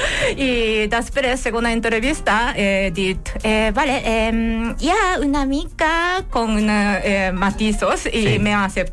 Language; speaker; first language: Catalan; non-native, learner; Japanese